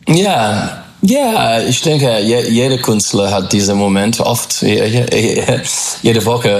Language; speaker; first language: German; non-native, fluent; English